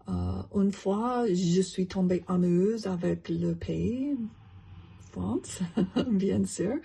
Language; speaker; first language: French; non-native, learner; English